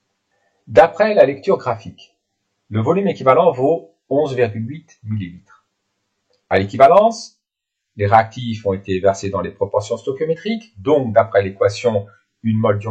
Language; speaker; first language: French; native; French